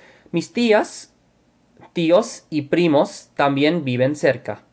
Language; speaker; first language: Spanish; non-native, fluent; English